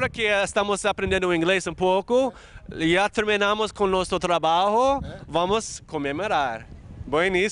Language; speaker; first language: Portuguese; non-native, fluent; English